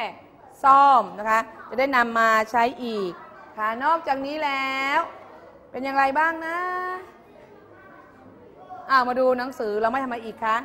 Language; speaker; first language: Thai; native; Thai